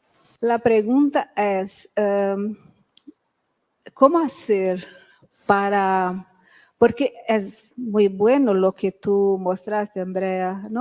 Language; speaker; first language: Spanish; non-native, fluent; Portuguese